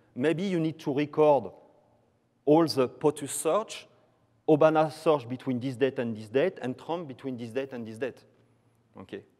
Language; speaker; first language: English; non-native, fluent; French